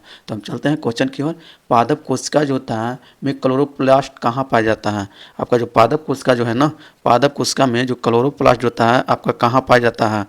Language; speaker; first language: Hindi; native; Hindi